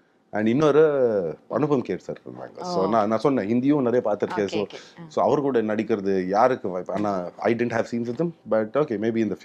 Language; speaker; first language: Tamil; non-native, local second language; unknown